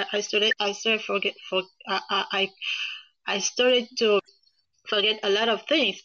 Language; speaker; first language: English; non-native, fluent; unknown